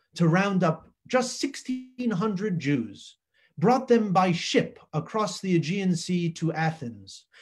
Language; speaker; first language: English; native; English